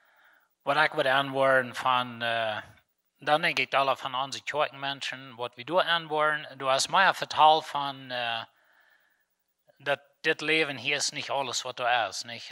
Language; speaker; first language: German; non-native, learner; Plautdietsch